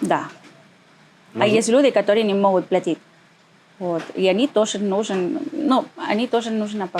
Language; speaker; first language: Russian; non-native, learner; Spanish